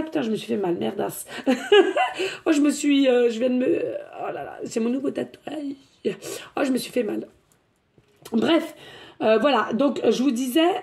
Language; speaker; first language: French; native; French